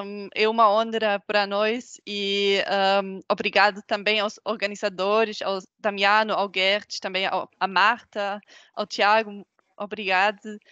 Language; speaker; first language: Portuguese; non-native, fluent; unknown